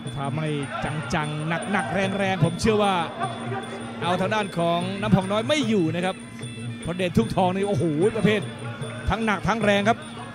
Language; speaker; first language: Thai; native; Thai